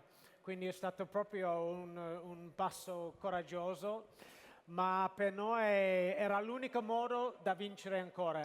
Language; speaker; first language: Italian; non-native, fluent; English